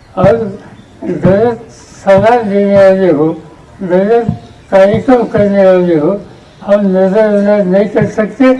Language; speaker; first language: Hindi; non-native, local second language; Marathi